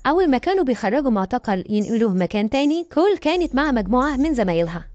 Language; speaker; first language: Arabic; native; Arabic